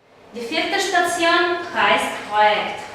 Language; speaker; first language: German; non-native, fluent; Russian